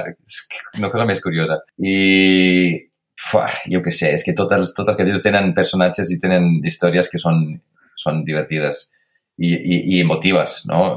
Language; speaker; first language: Catalan; non-native, fluent; Icelandic